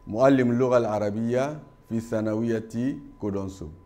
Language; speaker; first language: Arabic; non-native, fluent; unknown